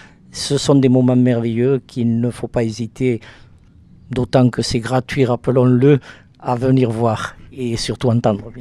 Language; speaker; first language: French; native; French